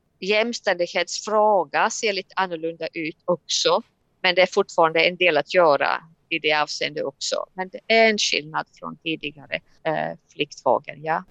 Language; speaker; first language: Swedish; non-native, fluent; Latvian